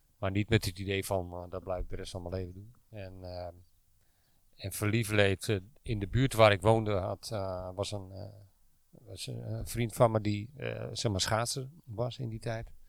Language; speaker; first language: Dutch; native; Dutch